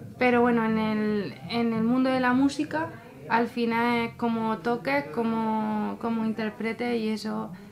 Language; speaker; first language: Spanish; native; Spanish